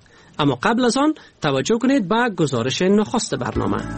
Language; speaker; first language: Persian; native; Persian